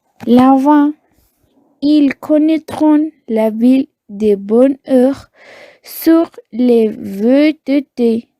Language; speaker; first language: French; non-native, learner; Spanish